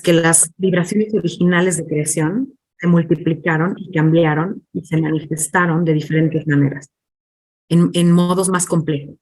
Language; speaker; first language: Spanish; non-native, fluent; English